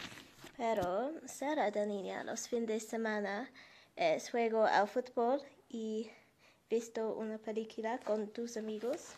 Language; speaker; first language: Spanish; non-native, learner; English